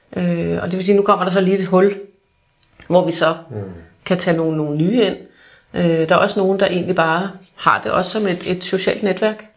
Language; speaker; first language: Danish; native; Danish